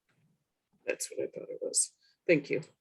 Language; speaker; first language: English; native; English